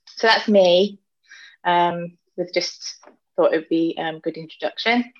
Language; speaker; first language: English; native; English